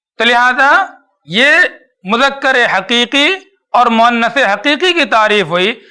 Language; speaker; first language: Urdu; native; Urdu